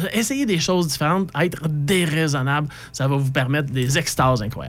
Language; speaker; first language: French; native; French